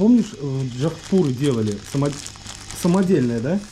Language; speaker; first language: Russian; native; Russian